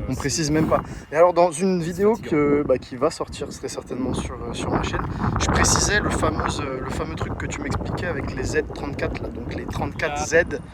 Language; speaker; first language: French; native; French